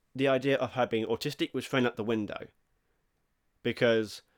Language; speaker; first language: English; native; English